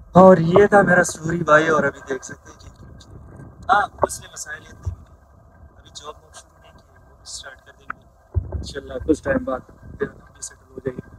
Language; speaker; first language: Urdu; non-native, local second language; Pashto